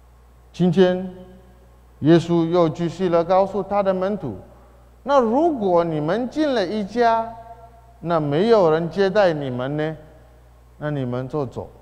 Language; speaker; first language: Chinese; non-native, fluent; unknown